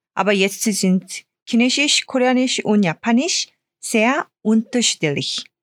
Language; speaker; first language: German; non-native, fluent; Korean